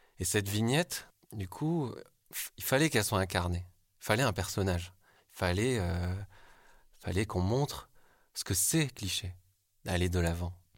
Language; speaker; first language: French; early bilingual, other home language; Korean